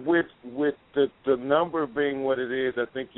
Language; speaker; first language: English; native; English